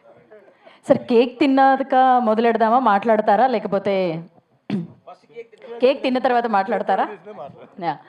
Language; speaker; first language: Telugu; native; Telugu